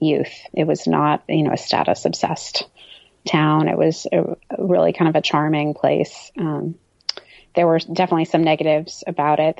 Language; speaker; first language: English; native; English